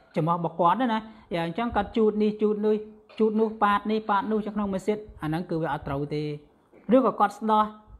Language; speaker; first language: Khmer; non-native, local second language; Western Cham